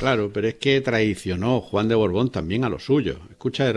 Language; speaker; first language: Spanish; native; Spanish